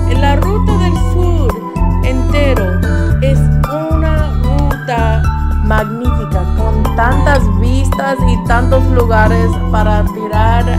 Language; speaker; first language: Spanish; non-native, fluent; English